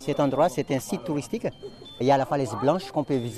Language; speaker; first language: French; non-native, local second language; Malagasy